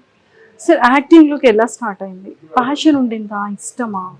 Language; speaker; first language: Telugu; native; Telugu